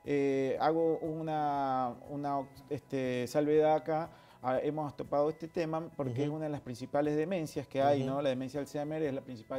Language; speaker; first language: Spanish; native; Spanish